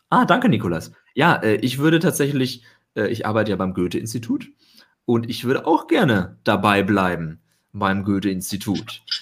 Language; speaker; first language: German; native; German